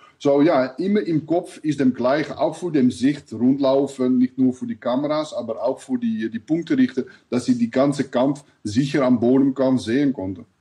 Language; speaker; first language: German; non-native, learner; Dutch